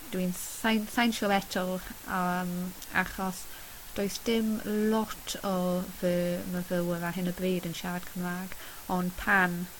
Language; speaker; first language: Welsh; non-native, learner; English